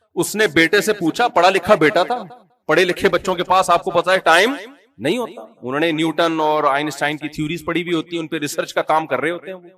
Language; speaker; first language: Urdu; native; Urdu